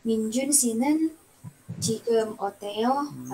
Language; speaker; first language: Korean; non-native, learner; Indonesian